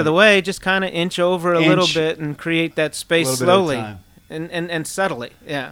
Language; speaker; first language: English; native; English